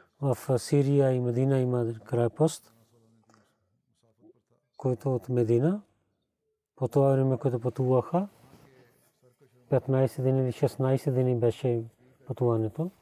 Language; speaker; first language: Bulgarian; non-native, learner; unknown